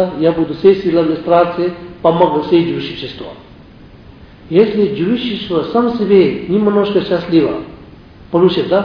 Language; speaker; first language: Russian; non-native, learner; Tibetan